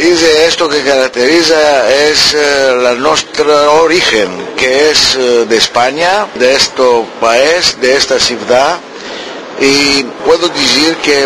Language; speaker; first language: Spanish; early bilingual, heritage; Ladino